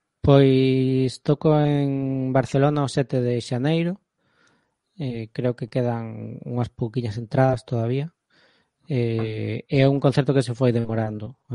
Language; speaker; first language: Galician; native; Galician